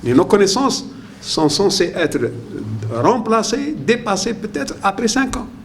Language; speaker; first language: French; non-native, local second language; Arabic